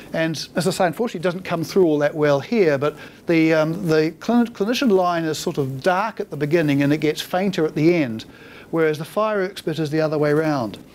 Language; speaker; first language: English; native; English